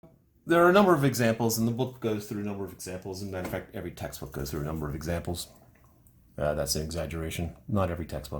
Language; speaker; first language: English; native; English